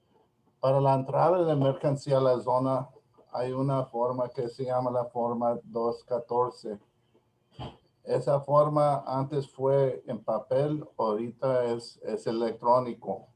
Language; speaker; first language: Spanish; non-native, learner; English